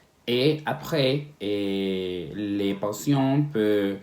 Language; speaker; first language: French; non-native, learner; Spanish